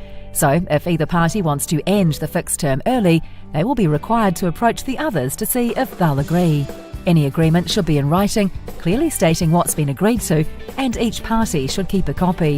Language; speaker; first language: English; native; English